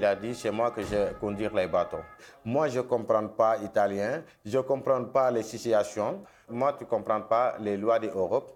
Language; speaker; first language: French; non-native, local second language; Wolof